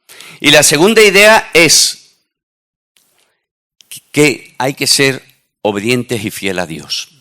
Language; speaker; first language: Spanish; native; Spanish